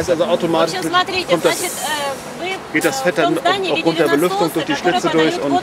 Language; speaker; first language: German; native; German